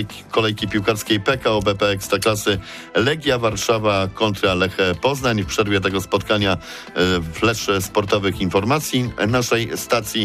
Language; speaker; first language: Polish; native; Polish